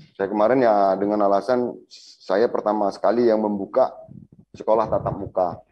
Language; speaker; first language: Indonesian; native; Indonesian